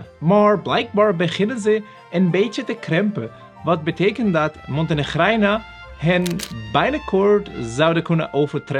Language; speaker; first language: Dutch; non-native, learner; Spanish